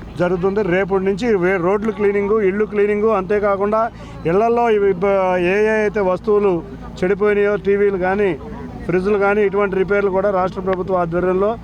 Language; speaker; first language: Telugu; native; Telugu